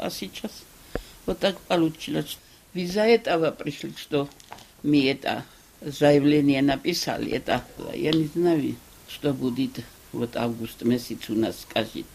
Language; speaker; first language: Russian; non-native, local second language; Georgian